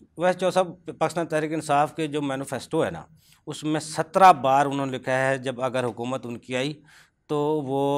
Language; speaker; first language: Urdu; native; Urdu